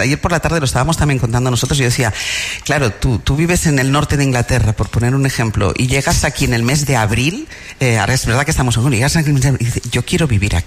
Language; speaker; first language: Spanish; native; Spanish